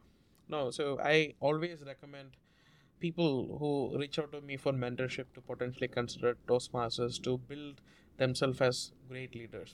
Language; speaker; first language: English; non-native, local second language; Malayalam